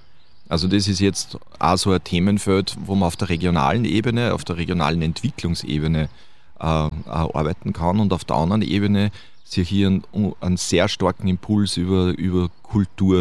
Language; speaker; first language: German; native; German